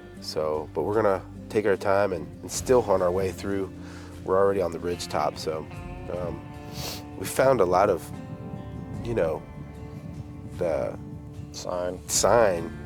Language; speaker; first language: English; native; English